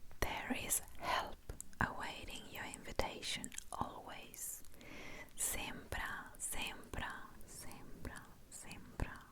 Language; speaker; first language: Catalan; non-native, local second language; Spanish